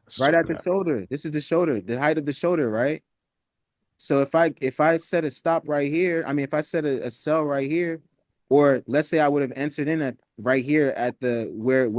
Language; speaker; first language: English; native; English